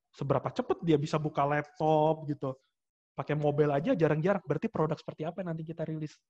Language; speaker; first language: Indonesian; native; Indonesian